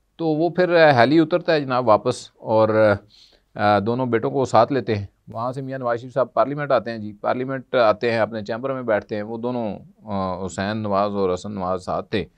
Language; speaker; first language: Urdu; non-native, local second language; Punjabi